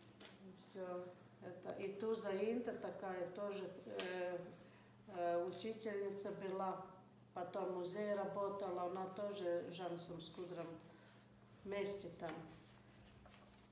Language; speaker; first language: Russian; non-native, fluent; Latvian